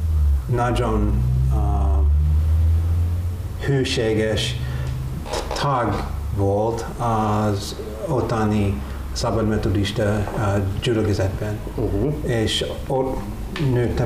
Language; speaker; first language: Hungarian; non-native, learner; English